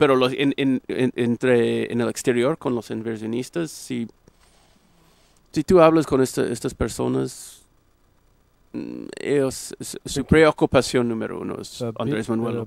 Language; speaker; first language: Spanish; non-native, fluent; English